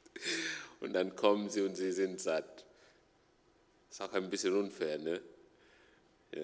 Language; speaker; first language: German; non-native, fluent; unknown